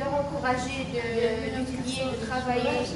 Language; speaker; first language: French; non-native, learner; Arabic